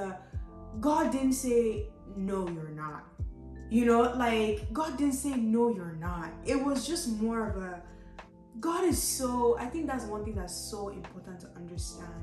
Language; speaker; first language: English; non-native, local second language; Yoruba